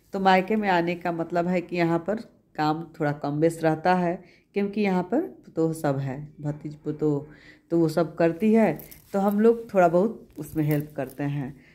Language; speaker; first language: Hindi; native; Hindi